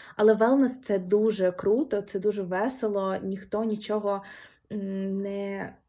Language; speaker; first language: Ukrainian; non-native, local second language; Russian